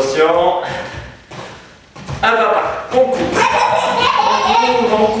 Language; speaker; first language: French; native; French